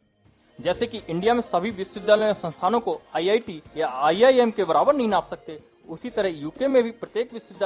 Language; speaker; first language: Hindi; native; Hindi